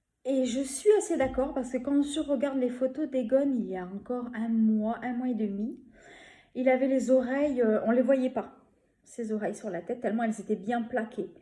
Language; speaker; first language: French; native; French